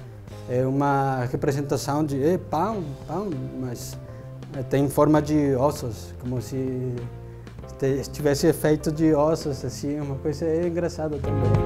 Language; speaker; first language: Portuguese; non-native, fluent; Spanish